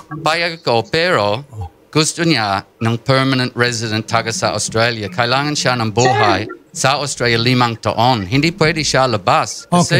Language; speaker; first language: Filipino; non-native, learner; English